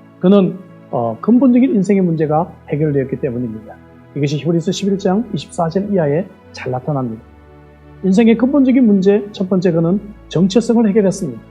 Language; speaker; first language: Korean; native; Korean